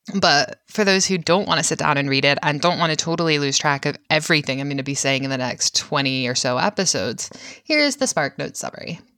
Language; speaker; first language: English; native; English